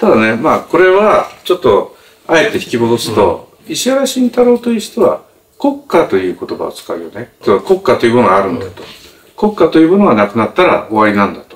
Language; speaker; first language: Japanese; native; Japanese